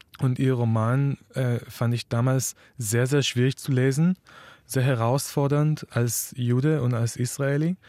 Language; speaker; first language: German; non-native, fluent; Hebrew